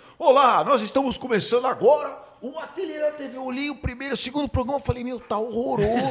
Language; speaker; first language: Portuguese; early bilingual, other home language; Hebrew